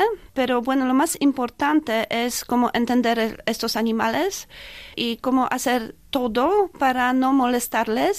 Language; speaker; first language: Spanish; non-native, fluent; Polish